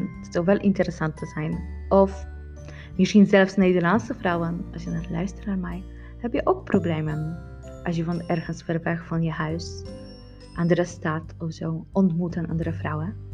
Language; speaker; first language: Dutch; non-native, learner; Polish